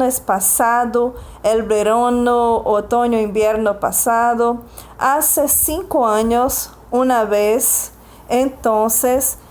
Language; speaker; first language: Spanish; non-native, fluent; Portuguese